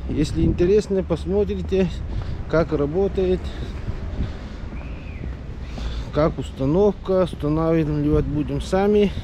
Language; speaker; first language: Russian; non-native, local second language; Yakut